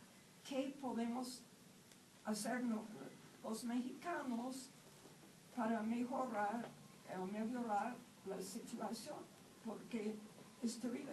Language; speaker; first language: Spanish; non-native, fluent; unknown